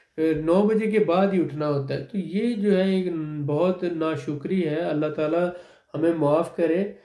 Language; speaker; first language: Urdu; non-native, local second language; Punjabi